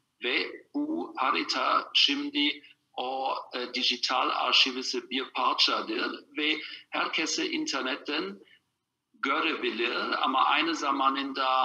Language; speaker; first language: Turkish; non-native, learner; German